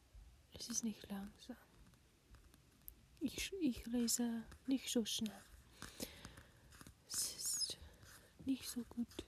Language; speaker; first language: German; non-native, learner; English